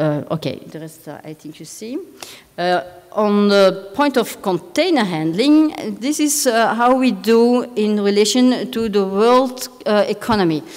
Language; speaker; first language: English; non-native, fluent; Dutch